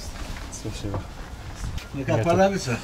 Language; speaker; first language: Russian; non-native, fluent; Azerbaijani